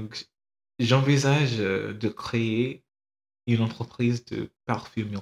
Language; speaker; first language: French; non-native, fluent; English